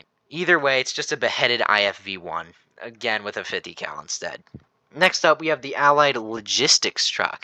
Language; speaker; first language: English; native; English